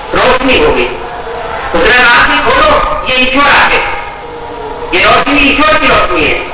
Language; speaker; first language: Urdu; non-native, local second language; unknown